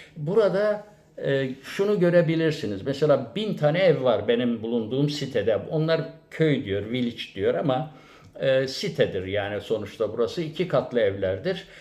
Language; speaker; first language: Turkish; native; Turkish